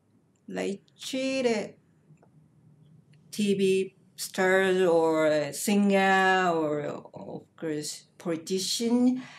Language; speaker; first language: English; non-native, learner; Japanese